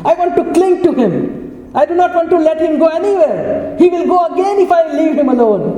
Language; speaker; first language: English; non-native, local second language; Gujarati